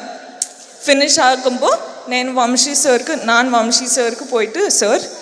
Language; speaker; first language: Tamil; non-native, learner; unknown